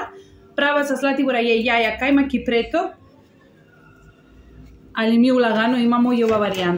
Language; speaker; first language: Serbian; non-native, learner; Spanish